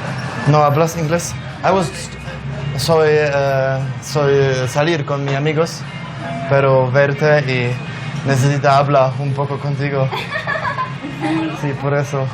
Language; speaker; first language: Spanish; non-native, learner; Polish